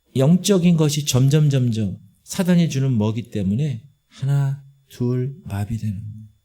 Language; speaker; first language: Korean; native; Korean